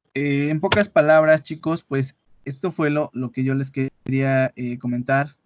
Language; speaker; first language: Spanish; native; Spanish